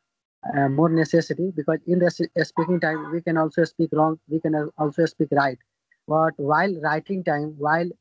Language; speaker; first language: English; non-native, learner; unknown